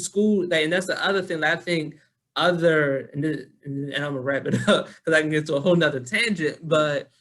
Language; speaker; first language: English; native; English